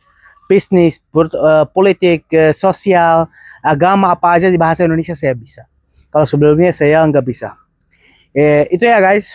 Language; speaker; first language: Indonesian; non-native, fluent; Arabic